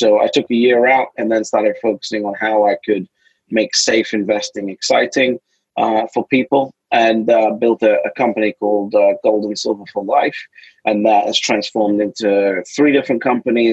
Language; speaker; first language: English; native; English